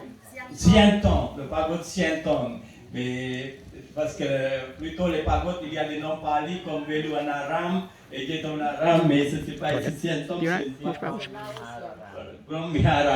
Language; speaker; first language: French; non-native, fluent; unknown